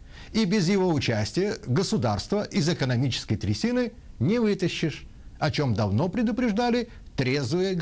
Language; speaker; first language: Russian; native; Russian